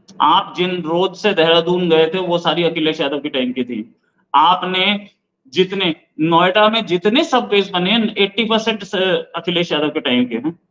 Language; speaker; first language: Hindi; native; Hindi